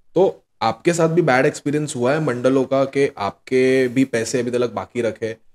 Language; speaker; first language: Hindi; non-native, local second language; Marathi